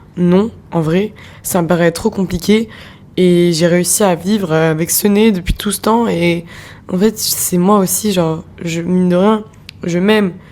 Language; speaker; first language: French; native; French